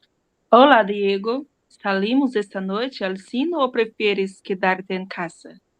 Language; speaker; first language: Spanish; non-native, learner; Portuguese